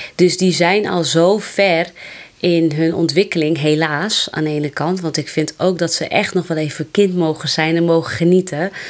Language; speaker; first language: Dutch; native; Dutch